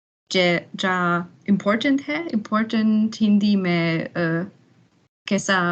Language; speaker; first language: Hindi; non-native, learner; German